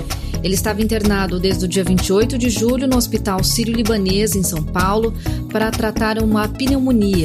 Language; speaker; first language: Portuguese; native; Portuguese